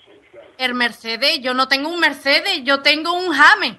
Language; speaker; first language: Spanish; native; Spanish